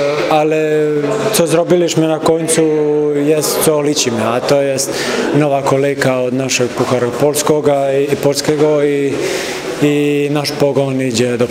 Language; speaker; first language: Polish; non-native, learner; Croatian